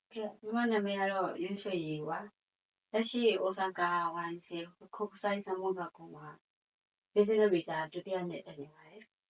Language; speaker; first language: Burmese; native; Burmese